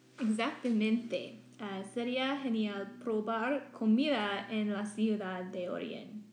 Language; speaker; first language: Spanish; non-native, learner; English